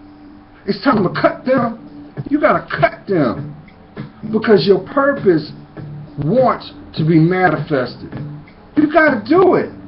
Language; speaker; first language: English; native; English